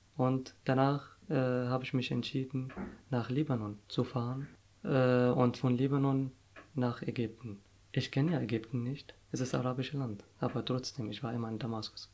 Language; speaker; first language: German; non-native, fluent; Arabic